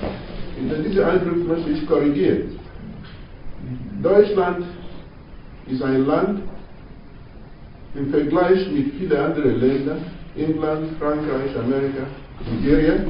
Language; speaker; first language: German; non-native, fluent; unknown